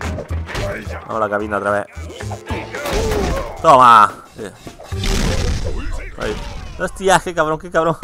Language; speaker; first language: Spanish; native; Spanish